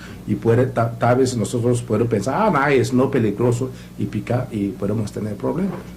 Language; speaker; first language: Spanish; non-native, learner; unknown